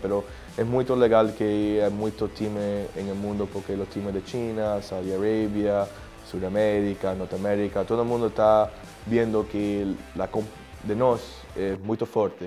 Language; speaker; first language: Spanish; early bilingual, heritage; English